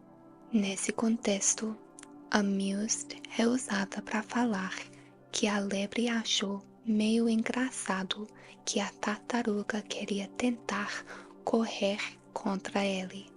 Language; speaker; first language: Portuguese; non-native, fluent; English